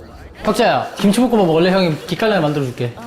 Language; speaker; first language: Korean; native; Korean